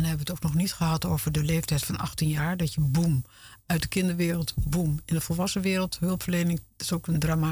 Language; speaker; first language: Dutch; native; Dutch